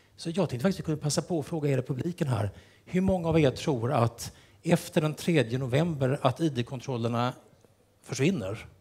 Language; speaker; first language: Swedish; native; Swedish